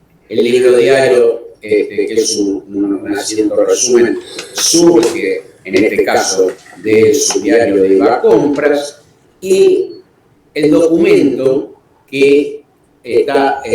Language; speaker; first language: Spanish; native; Spanish